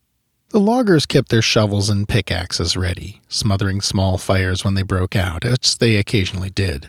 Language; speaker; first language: English; native; English